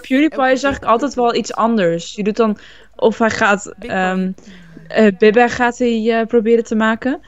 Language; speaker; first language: Dutch; native; Dutch